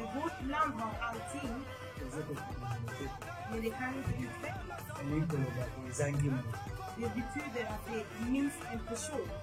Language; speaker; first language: Swedish; non-native, fluent; Lingala